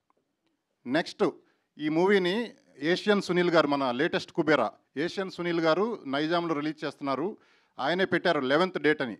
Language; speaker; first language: Telugu; native; Telugu